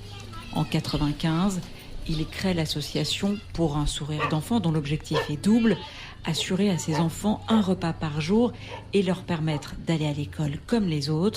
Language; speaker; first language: French; native; French